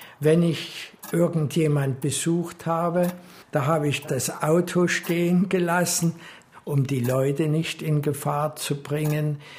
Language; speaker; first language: German; native; German